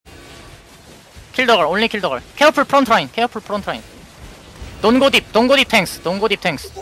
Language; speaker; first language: English; non-native, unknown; Korean